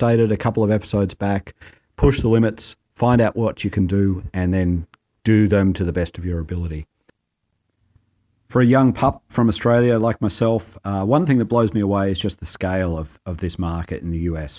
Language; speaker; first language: English; native; English